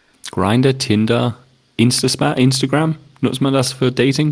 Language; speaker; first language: German; non-native, fluent; English